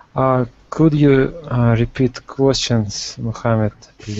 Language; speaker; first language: English; non-native, learner; Russian